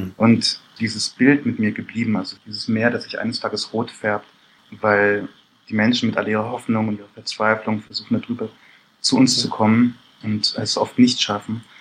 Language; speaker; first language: German; early bilingual, other home language; Persian